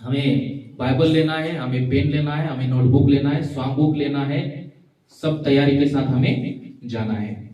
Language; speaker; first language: Hindi; non-native, local second language; Marathi